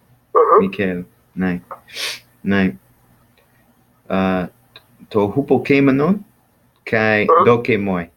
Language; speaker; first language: Greek; non-native, learner; English